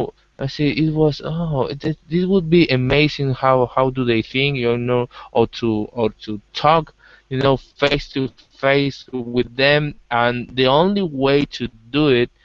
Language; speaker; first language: English; non-native, learner; Spanish